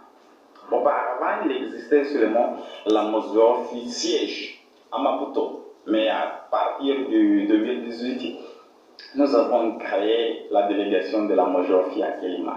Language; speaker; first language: French; non-native, fluent; Portuguese